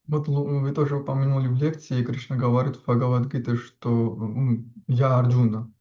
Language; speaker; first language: Russian; non-native, fluent; Georgian